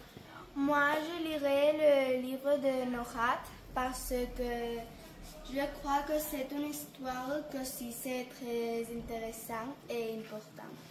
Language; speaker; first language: French; non-native, learner; Catalan